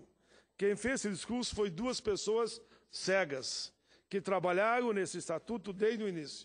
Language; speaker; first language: Portuguese; native; Portuguese